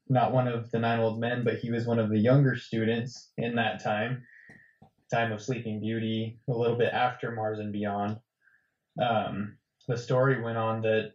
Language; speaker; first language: English; native; English